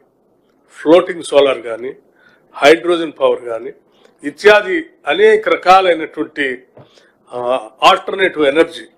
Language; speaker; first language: Telugu; native; Telugu